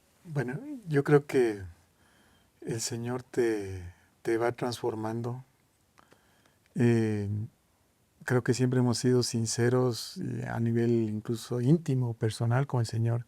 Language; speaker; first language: Spanish; native; Spanish